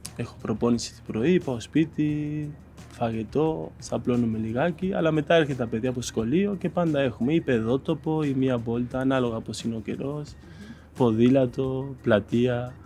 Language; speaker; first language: Greek; non-native, fluent; Spanish